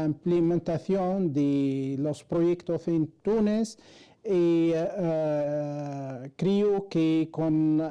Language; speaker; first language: Spanish; non-native, fluent; Arabic